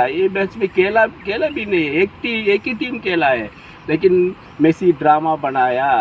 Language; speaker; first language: Hindi; non-native, local second language; Tamil